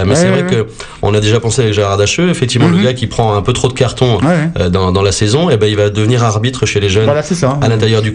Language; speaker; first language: French; native; French